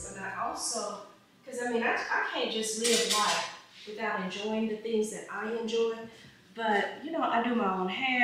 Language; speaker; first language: English; native; English